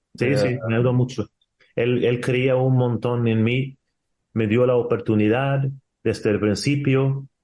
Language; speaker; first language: Spanish; non-native, fluent; Swedish